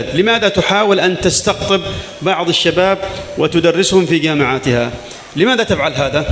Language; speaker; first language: Arabic; native; Arabic